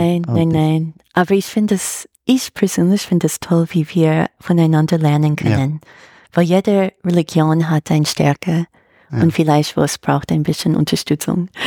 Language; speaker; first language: German; non-native, fluent; English